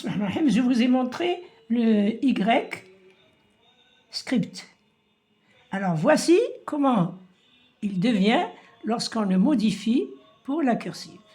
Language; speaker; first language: French; non-native, local second language; Arabic